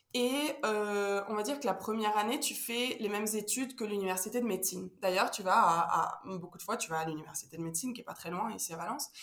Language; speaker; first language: French; early bilingual, heritage; Spanish